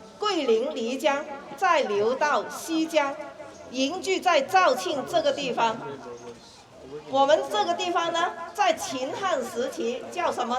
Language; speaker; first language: Chinese; native; Chinese